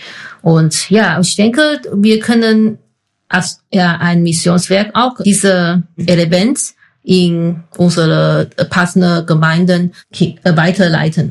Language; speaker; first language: German; non-native, fluent; Chinese